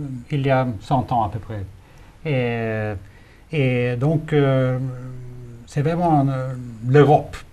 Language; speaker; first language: French; non-native, fluent; Swedish